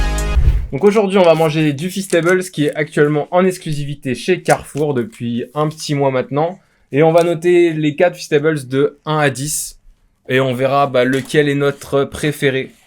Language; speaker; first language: French; native; French